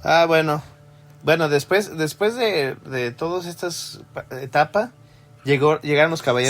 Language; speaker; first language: Spanish; native; Spanish